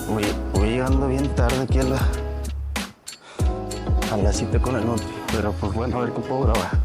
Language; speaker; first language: Spanish; native; Spanish